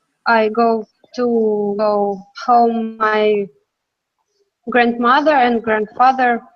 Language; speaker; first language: English; non-native, learner; Russian